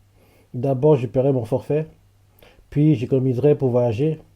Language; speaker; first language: French; native; French